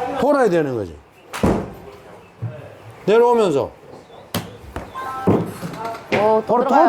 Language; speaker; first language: Korean; native; Korean